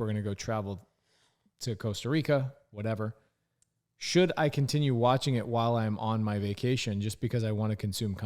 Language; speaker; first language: English; native; English